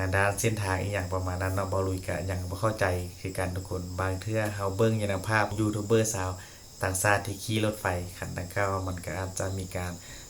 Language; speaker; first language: Thai; native; Thai